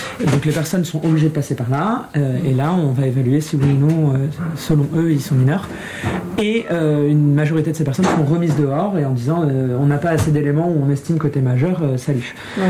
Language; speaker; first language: French; native; French